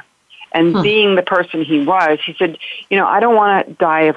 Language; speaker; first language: English; native; English